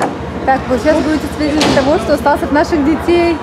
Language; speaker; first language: Russian; native; Russian